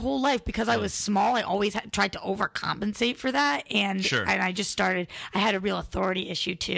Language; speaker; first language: English; native; English